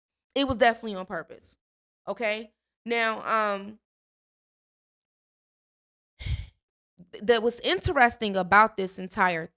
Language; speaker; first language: English; native; English